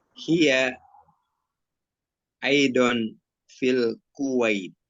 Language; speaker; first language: Arabic; non-native, learner; Indonesian